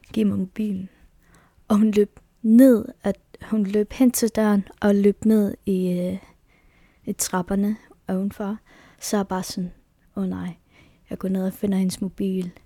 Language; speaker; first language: Danish; non-native, local second language; Kalaallisut